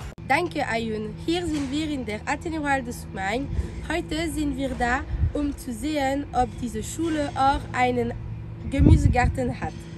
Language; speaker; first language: German; non-native, learner; French